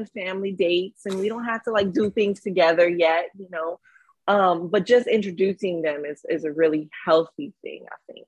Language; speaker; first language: English; native; English